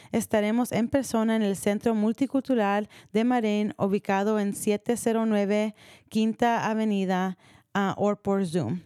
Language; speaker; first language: Spanish; early bilingual, heritage; Spanish